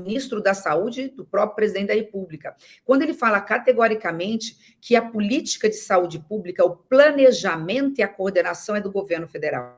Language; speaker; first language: Portuguese; native; Portuguese